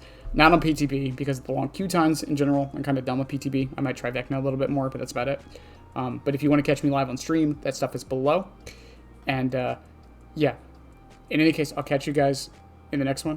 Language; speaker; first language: English; native; English